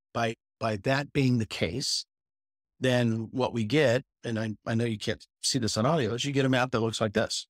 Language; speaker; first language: English; native; English